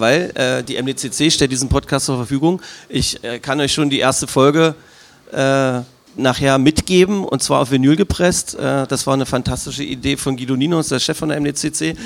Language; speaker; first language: German; native; German